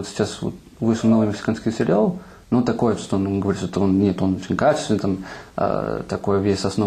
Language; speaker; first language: Russian; non-native, fluent; Spanish